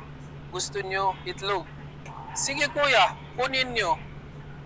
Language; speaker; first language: Filipino; non-native, learner; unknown